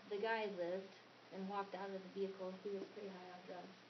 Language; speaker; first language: English; native; English